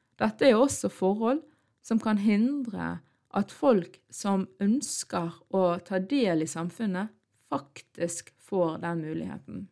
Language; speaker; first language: Norwegian; early bilingual, other home language; Arabic